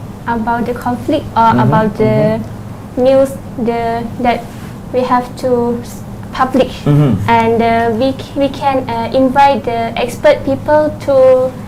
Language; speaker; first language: English; non-native, learner; Thai